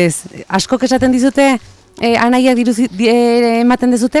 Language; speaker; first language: Basque; native; Basque